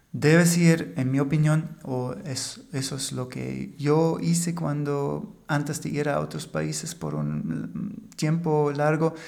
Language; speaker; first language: Spanish; non-native, fluent; German